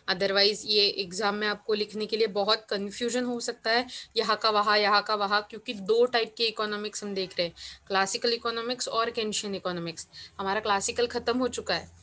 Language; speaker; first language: Hindi; non-native, local second language; Marathi